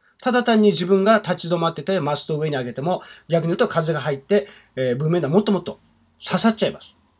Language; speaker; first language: Japanese; native; Japanese